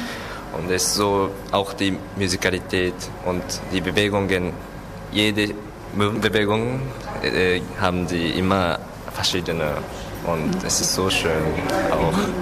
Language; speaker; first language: German; non-native, learner; Japanese